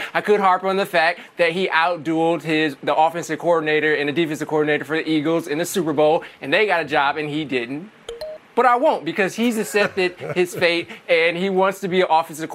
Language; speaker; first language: English; native; English